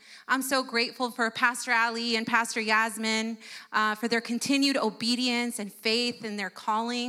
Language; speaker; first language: English; early bilingual, other home language; Spanish